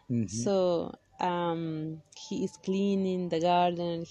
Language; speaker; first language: English; non-native, learner; Kaqchikel